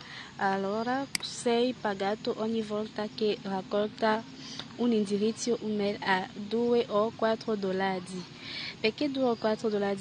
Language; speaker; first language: Italian; non-native, learner; French